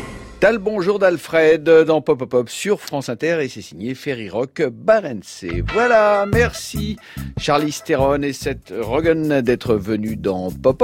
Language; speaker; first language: French; native; French